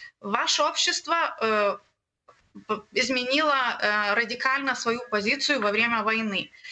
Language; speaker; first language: Russian; non-native, learner; Lithuanian